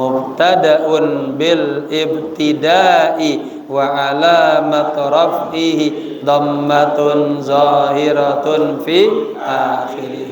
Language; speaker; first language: Arabic; non-native, fluent; Indonesian